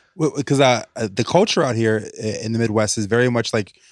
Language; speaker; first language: English; native; English